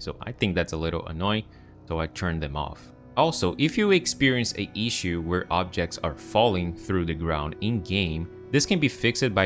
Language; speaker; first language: English; non-native, fluent; Portuguese